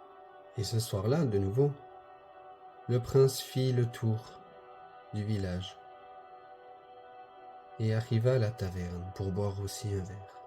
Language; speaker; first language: French; native; French